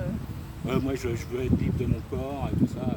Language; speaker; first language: French; native; French